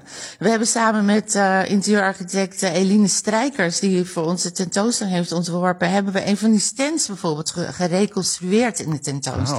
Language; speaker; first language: Dutch; native; Dutch